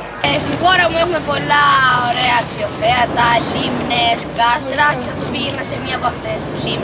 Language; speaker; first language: Greek; early bilingual, other home language; Albanian